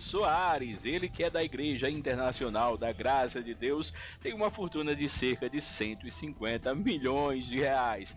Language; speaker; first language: Portuguese; native; Portuguese